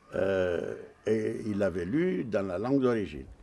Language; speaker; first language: French; non-native, fluent; Romanian